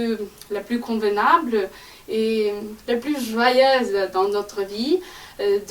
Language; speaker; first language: French; non-native, fluent; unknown